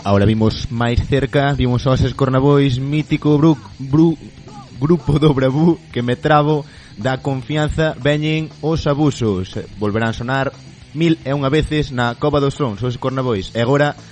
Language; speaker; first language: Galician; native; Galician